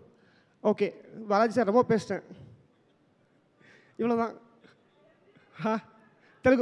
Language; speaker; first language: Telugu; non-native, learner; Kannada